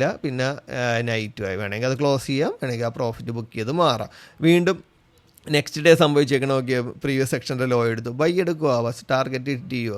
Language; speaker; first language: Malayalam; native; Malayalam